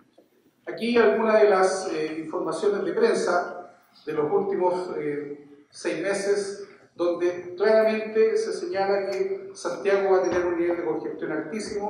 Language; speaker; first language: Spanish; native; Spanish